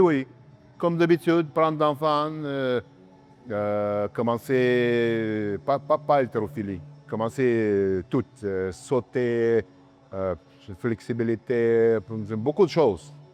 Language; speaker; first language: French; non-native, learner; Russian